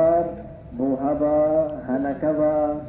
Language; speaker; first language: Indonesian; non-native, learner; Arabic